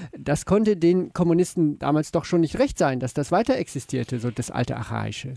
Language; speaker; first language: German; native; German